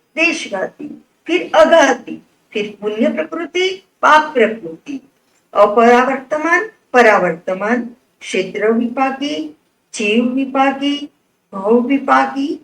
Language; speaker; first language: Hindi; non-native, local second language; Gujarati